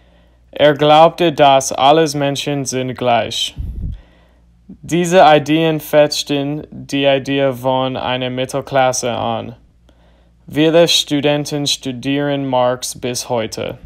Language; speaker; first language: German; non-native, learner; English